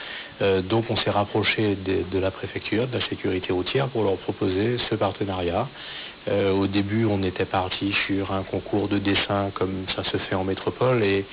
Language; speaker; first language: French; native; French